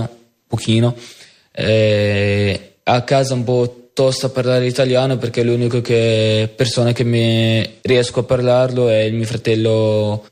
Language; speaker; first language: Italian; non-native, learner; Arabic